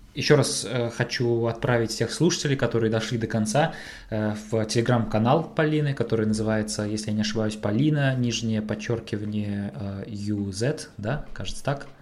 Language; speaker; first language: Russian; native; Russian